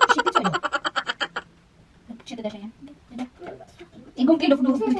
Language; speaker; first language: Swedish; non-native, learner; Cebuano